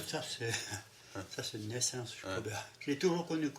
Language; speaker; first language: French; native; French